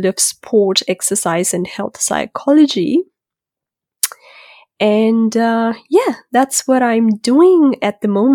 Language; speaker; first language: English; non-native, local second language; Urdu